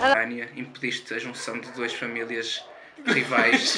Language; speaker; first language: Portuguese; native; Portuguese